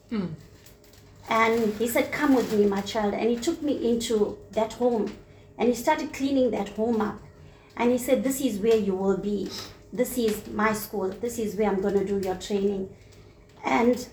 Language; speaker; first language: English; native; English